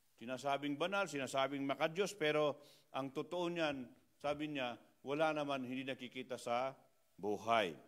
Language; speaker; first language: Filipino; non-native, local second language; Iloko